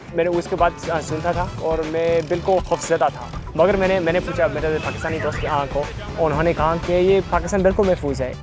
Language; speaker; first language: Urdu; non-native, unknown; English